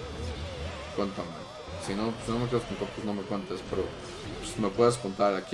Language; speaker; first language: Spanish; native; Spanish